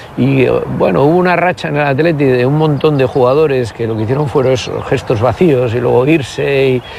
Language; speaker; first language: Spanish; native; Spanish